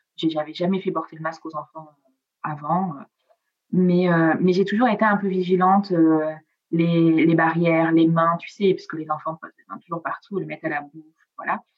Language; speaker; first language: French; early bilingual, other home language; Italian